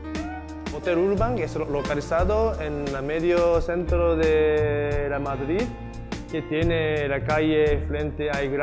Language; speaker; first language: Spanish; non-native, learner; Japanese